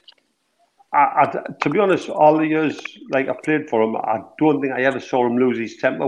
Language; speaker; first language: English; native; English